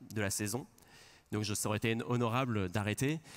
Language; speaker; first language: French; native; French